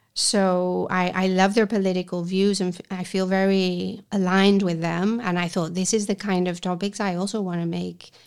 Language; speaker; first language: English; non-native, fluent; Spanish